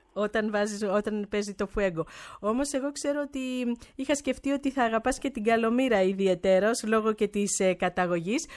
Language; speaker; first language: Greek; native; Greek